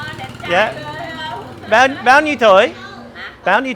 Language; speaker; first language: Vietnamese; non-native, learner; English